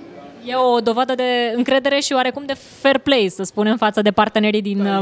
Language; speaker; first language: Romanian; native; Romanian